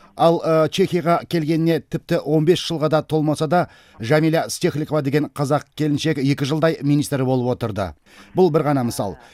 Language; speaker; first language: Kazakh; native; Kazakh